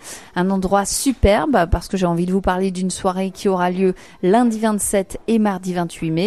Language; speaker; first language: French; native; French